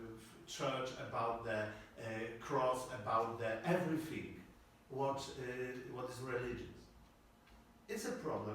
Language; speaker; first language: English; non-native, learner; Polish